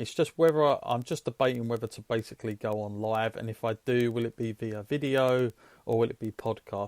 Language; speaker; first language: English; native; English